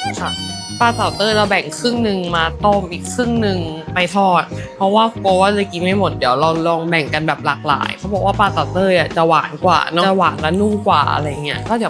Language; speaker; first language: Thai; native; Thai